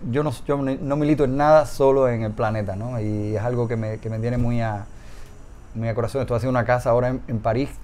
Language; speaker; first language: Spanish; native; Spanish